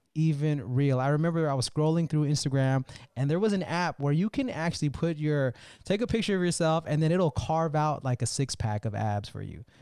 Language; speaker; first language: English; native; English